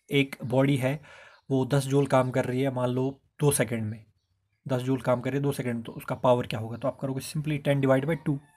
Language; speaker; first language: Hindi; non-native, local second language; Kashmiri